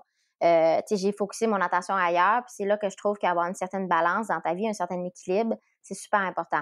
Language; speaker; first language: French; native; French